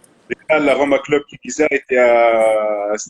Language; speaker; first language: French; non-native, local second language; Arabic